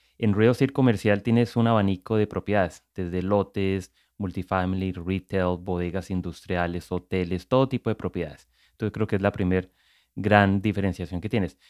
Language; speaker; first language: Spanish; native; Spanish